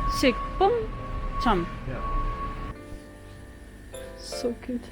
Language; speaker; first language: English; non-native, fluent; Spanish